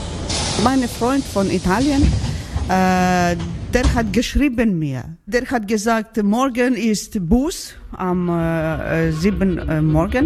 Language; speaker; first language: German; non-native, learner; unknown